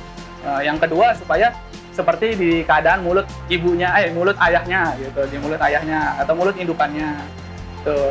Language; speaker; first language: Indonesian; native; Indonesian